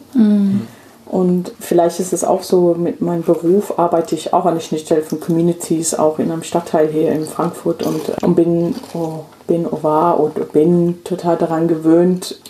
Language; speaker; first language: German; non-native, fluent; English